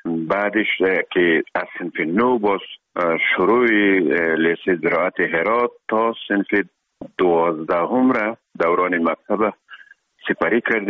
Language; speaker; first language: Persian; native; Persian